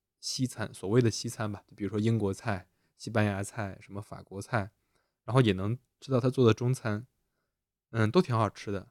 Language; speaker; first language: Chinese; native; Chinese